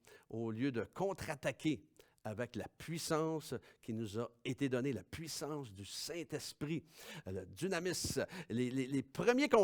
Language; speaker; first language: French; native; French